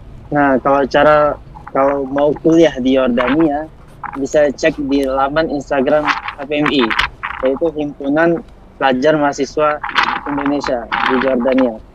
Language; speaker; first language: Indonesian; non-native, fluent; Malay